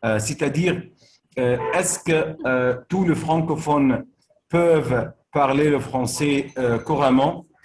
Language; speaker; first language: French; non-native, local second language; Arabic